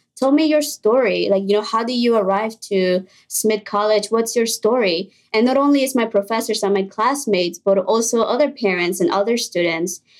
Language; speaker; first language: English; early bilingual, other home language; Spanish